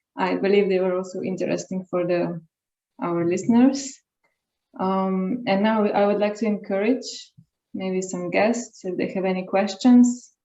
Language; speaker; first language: English; non-native, fluent; Slovenian